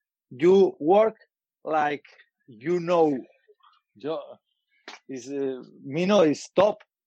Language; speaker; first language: English; non-native, learner; Spanish